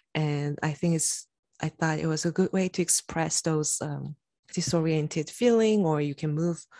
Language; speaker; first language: English; non-native, fluent; Korean